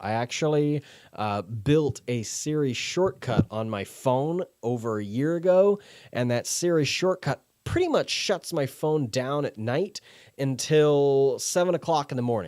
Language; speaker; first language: English; native; English